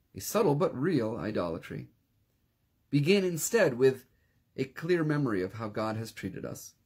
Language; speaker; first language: English; native; English